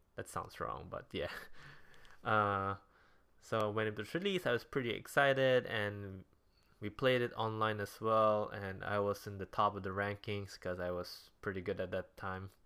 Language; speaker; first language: English; non-native, local second language; Cebuano